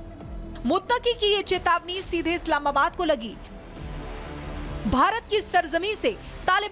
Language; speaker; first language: Hindi; native; Hindi